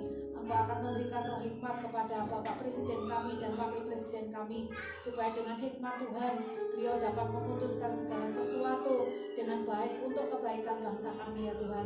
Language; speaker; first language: Indonesian; non-native, local second language; Javanese